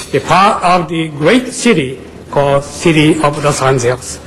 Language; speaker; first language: English; non-native, fluent; Japanese